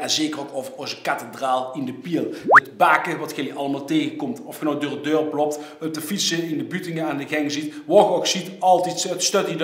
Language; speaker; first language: Dutch; native; Dutch